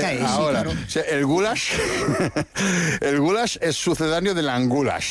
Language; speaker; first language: Spanish; native; Spanish